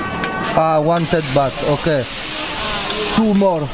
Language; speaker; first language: English; non-native, learner; French